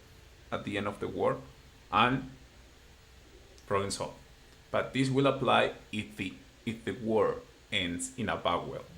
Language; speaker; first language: English; non-native, fluent; Spanish